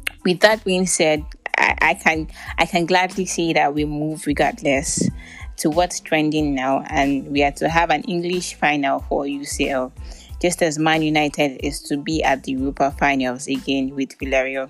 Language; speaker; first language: English; non-native, local second language; Yoruba